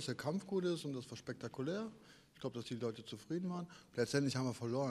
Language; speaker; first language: German; native; German